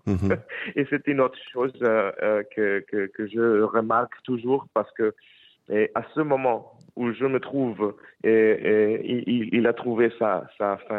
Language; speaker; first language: French; non-native, fluent; Spanish